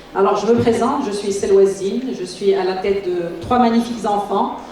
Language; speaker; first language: French; non-native, local second language; Arabic